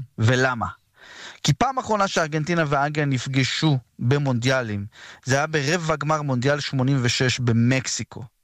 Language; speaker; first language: Hebrew; early bilingual, other home language; French